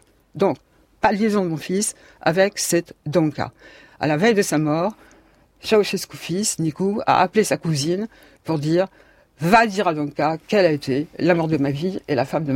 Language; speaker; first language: French; native; French